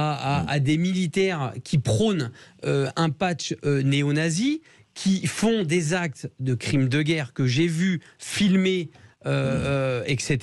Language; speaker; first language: French; native; French